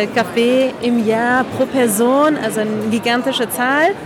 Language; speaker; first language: German; non-native, fluent; Catalan